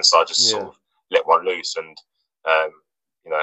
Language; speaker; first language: English; non-native, local second language; Russian